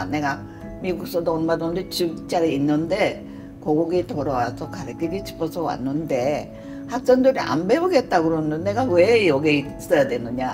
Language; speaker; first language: Korean; early bilingual, heritage; Korean